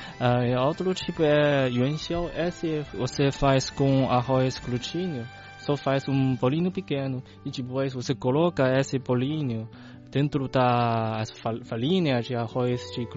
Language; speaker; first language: Portuguese; non-native, learner; Chinese